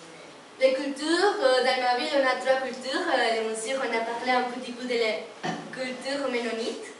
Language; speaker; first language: French; non-native, learner; Spanish